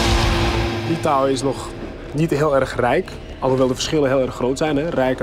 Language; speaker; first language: Dutch; native; Dutch